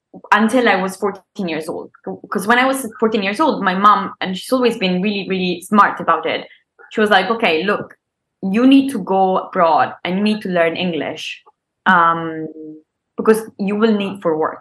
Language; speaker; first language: English; non-native, fluent; Italian